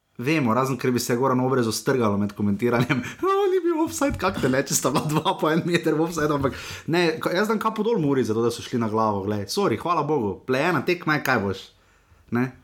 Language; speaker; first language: Slovenian; native; Slovenian